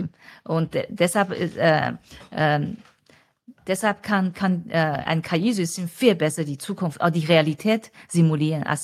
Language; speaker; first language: German; non-native, fluent; Chinese